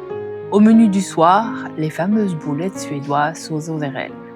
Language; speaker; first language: French; native; French